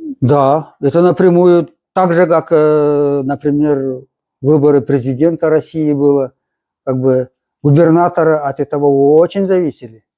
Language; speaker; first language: Russian; non-native, local second language; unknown